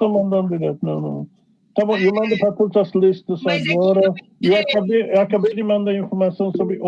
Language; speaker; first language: Portuguese; non-native, fluent; English